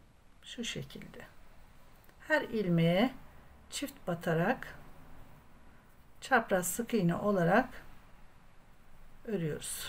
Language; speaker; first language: Turkish; native; Turkish